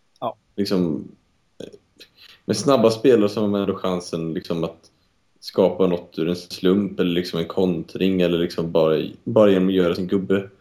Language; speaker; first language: Swedish; native; Swedish